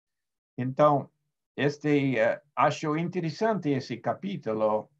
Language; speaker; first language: Portuguese; non-native, fluent; Spanish